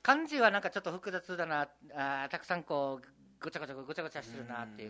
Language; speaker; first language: Japanese; native; Japanese